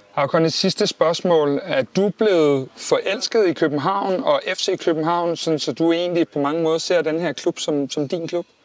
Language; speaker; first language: Danish; native; Danish